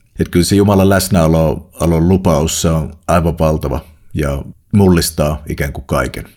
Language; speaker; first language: Finnish; native; Finnish